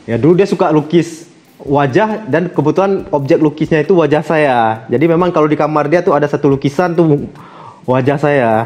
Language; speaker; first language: Indonesian; native; Indonesian